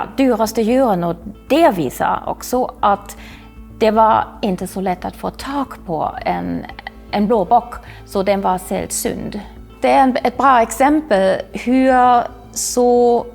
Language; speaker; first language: Swedish; non-native, fluent; German